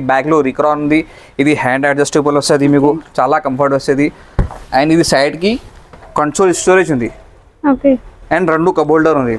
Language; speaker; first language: Telugu; non-native, local second language; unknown